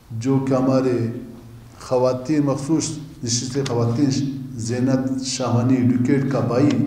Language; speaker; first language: Urdu; non-native, local second language; Baluchi